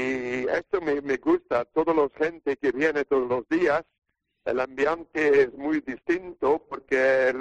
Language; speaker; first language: Spanish; non-native, learner; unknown